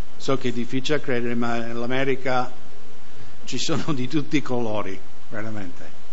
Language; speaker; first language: Italian; non-native, fluent; English